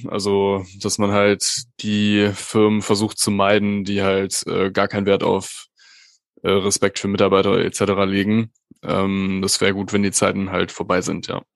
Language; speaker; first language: German; native; German